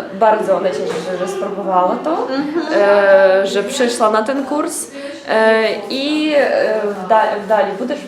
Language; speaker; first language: Polish; non-native, learner; Ukrainian